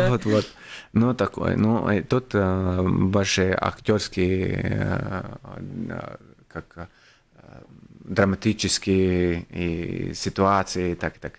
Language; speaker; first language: Russian; non-native, local second language; Latvian